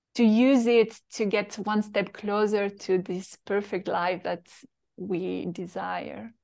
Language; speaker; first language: English; non-native, fluent; French